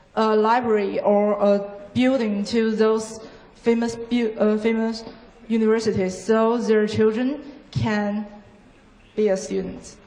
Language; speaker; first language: English; non-native, fluent; Chinese